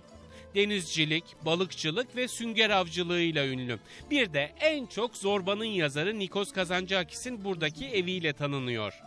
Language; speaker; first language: Turkish; native; Turkish